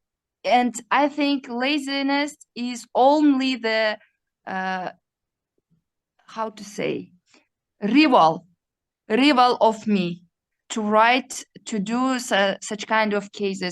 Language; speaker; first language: English; non-native, learner; Uzbek